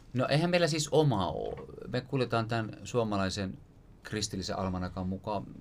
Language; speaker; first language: Finnish; native; Finnish